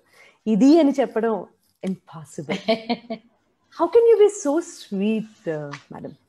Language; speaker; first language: Telugu; native; Telugu